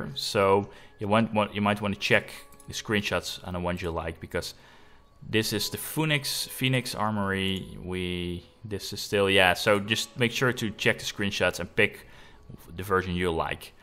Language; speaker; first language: English; non-native, fluent; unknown